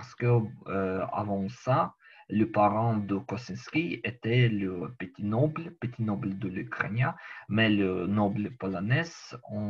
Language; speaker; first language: French; non-native, learner; Ukrainian